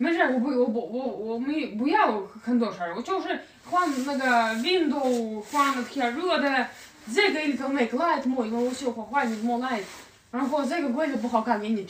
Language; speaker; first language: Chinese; non-native, learner; Russian